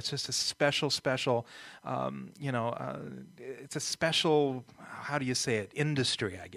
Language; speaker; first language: English; early bilingual, other home language; Italian